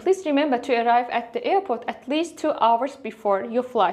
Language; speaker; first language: English; non-native, fluent; Azerbaijani